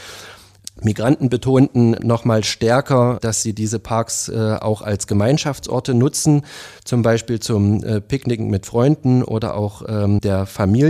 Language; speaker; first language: German; native; German